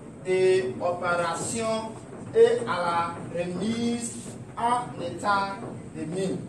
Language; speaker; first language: French; non-native, learner; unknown